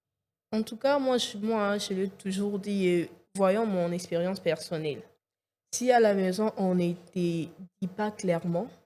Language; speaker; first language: French; non-native, local second language; Lingala